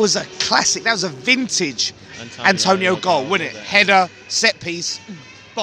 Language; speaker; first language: English; native; English